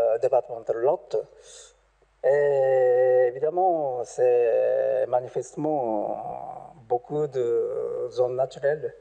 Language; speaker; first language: French; non-native, learner; Japanese